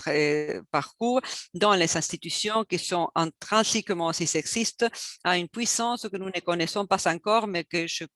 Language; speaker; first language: French; non-native, fluent; Spanish